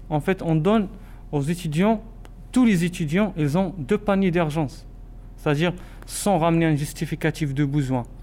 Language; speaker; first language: French; non-native, local second language; Arabic